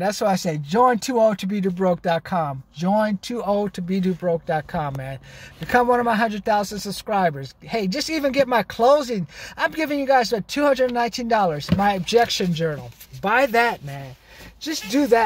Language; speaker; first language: English; native; English